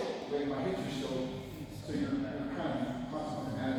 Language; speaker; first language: English; native; English